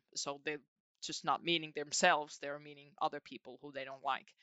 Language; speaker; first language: English; non-native, fluent; Finnish